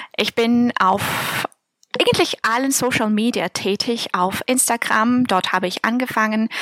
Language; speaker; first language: German; non-native, fluent; Russian